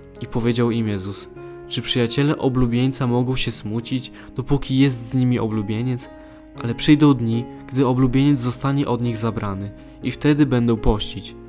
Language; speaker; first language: Polish; native; Polish